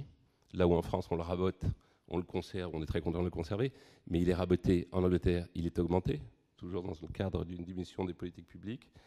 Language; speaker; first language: French; native; French